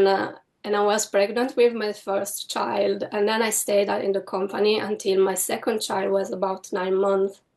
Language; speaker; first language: English; non-native, fluent; Italian